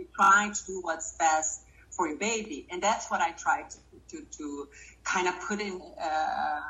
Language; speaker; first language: English; non-native, fluent; Portuguese